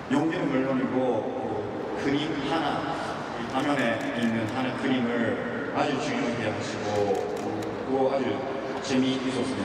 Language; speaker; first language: Korean; non-native, fluent; Japanese